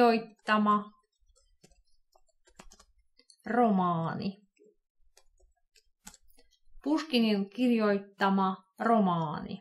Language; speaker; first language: Finnish; non-native, fluent; Russian